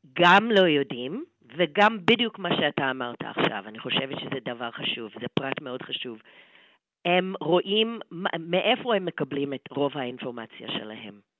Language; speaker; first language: Hebrew; non-native, fluent; English